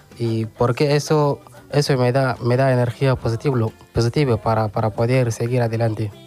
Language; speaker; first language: Spanish; non-native, learner; Arabic